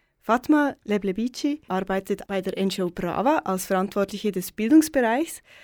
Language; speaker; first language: German; native; German